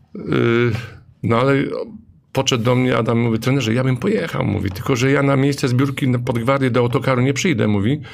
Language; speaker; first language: Polish; native; Polish